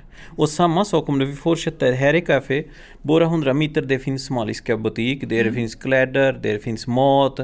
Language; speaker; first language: Swedish; non-native, learner; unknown